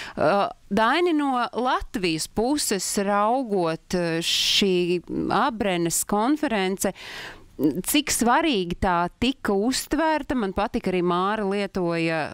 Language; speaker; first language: Latvian; native; Latvian